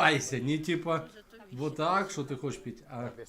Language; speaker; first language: Russian; native; Russian